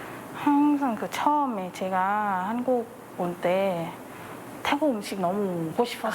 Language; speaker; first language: Korean; non-native, learner; Thai